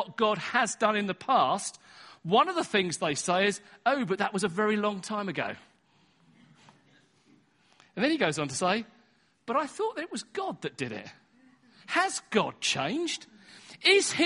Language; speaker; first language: English; native; English